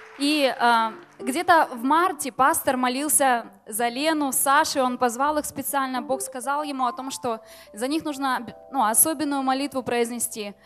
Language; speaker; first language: Russian; native; Russian